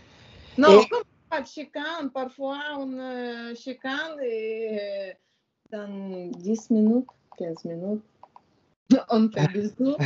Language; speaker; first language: French; non-native, learner; Ukrainian